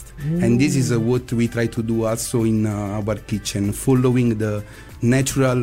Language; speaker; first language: English; non-native, fluent; Italian